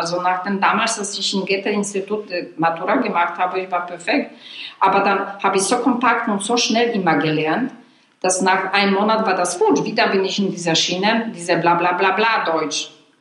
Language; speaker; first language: German; non-native, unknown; Polish